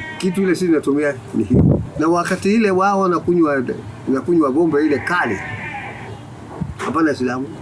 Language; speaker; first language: Swahili; non-native, local second language; Oromo